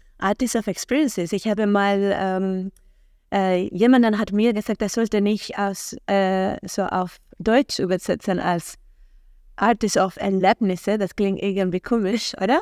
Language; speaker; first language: German; non-native, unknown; Spanish